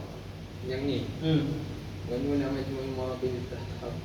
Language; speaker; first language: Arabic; non-native, learner; Malay